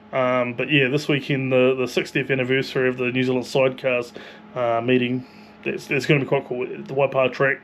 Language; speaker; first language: English; native; English